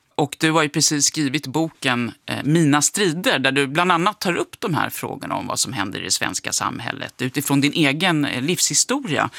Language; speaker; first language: Swedish; native; Swedish